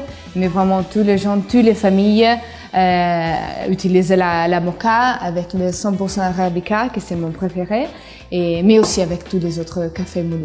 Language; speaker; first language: French; non-native, fluent; Italian